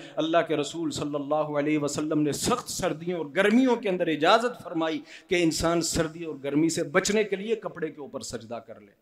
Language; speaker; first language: Urdu; non-native, local second language; Punjabi